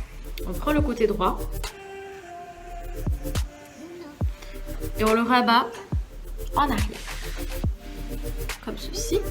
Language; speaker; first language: French; native; French